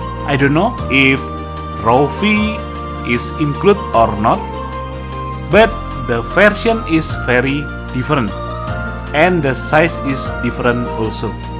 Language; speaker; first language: English; non-native, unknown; Indonesian